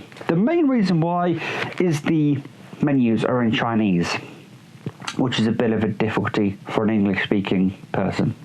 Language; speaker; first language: English; native; English